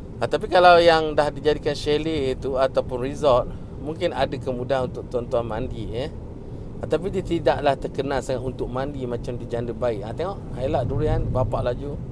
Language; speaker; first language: Malay; native; Malay